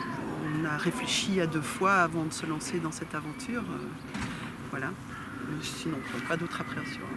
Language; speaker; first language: French; native; French